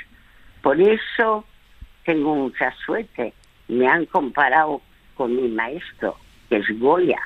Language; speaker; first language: Spanish; early bilingual, other home language; French